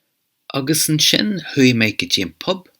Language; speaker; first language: Irish; non-native, fluent; English